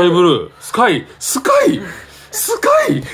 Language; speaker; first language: Japanese; native; Japanese